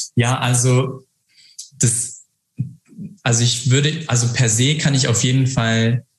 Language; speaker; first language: German; native; German